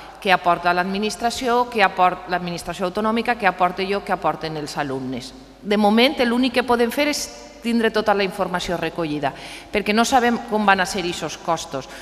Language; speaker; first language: Catalan; native; Catalan